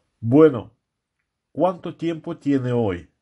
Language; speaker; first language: Spanish; non-native, fluent; Russian